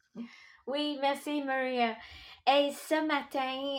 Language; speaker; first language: French; non-native, local second language; English